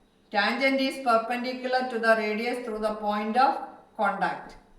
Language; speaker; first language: English; non-native, local second language; Malayalam